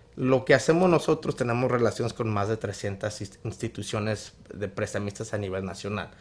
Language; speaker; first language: Spanish; early bilingual, heritage; Spanish